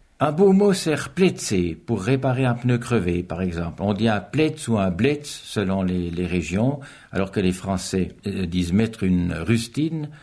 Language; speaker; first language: French; native; French